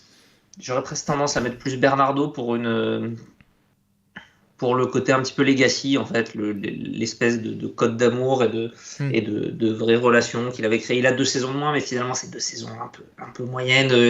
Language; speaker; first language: French; native; French